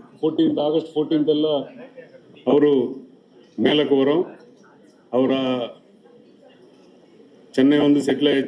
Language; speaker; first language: Tamil; non-native, learner; Telugu